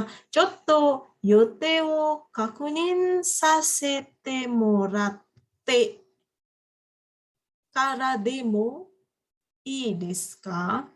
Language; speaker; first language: Japanese; non-native, fluent; Indonesian